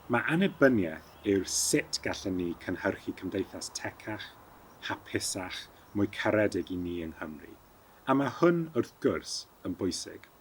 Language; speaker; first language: Welsh; early bilingual, heritage; Welsh